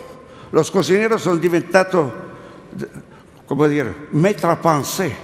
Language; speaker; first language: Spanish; non-native, learner; Italian